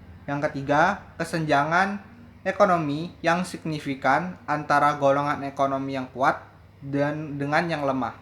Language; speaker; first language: Indonesian; native; Indonesian